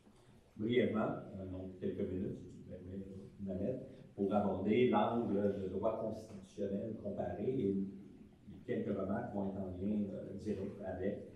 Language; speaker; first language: French; native; French